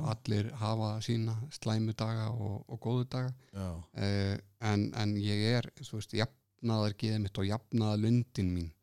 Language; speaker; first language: Icelandic; native; Icelandic